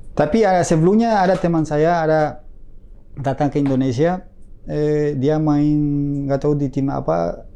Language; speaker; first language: Indonesian; non-native, fluent; Spanish